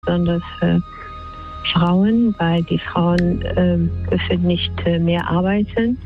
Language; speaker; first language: German; non-native, fluent; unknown